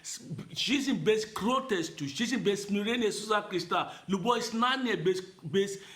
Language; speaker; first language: Russian; non-native, fluent; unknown